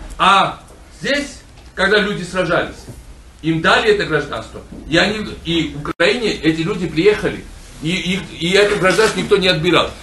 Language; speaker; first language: Russian; non-native, local second language; Georgian